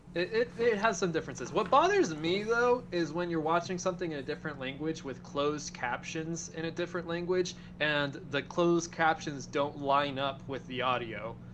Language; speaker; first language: English; early bilingual, other home language; Spanish